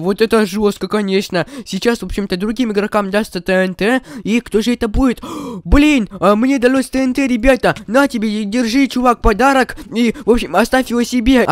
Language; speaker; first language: Russian; native; Russian